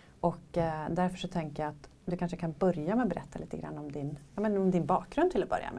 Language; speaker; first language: Swedish; native; Swedish